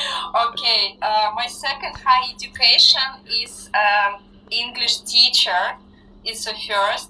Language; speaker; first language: English; non-native, fluent; Russian